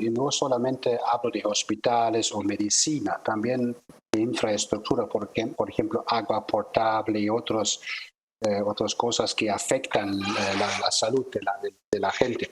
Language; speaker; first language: Spanish; non-native, fluent; German